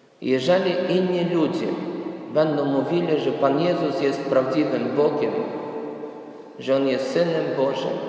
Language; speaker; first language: Polish; non-native, fluent; Ukrainian